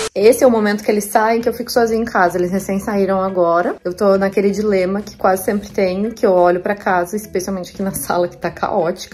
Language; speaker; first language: Portuguese; native; Portuguese